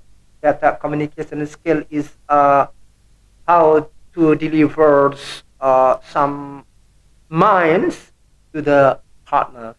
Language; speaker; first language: English; non-native, learner; Indonesian